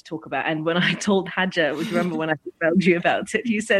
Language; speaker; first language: English; non-native, fluent; Russian